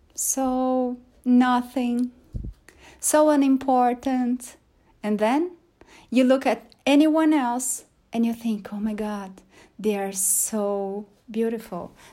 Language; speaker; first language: English; non-native, fluent; Portuguese